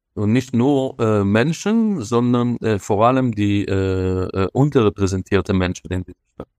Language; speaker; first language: German; non-native, fluent; Hebrew